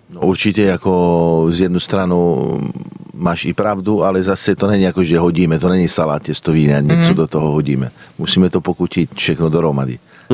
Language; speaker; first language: Czech; non-native, fluent; Italian